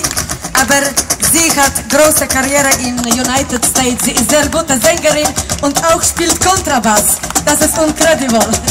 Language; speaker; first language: German; non-native, learner; Polish